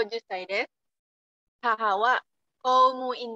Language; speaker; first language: Japanese; non-native, learner; Indonesian